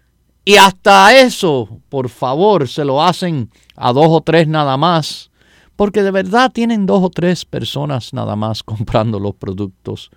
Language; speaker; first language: Spanish; native; Spanish